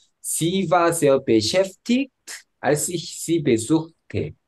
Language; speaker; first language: German; non-native, fluent; Korean